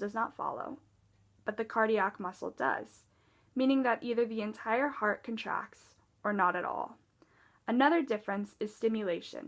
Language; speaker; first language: English; native; English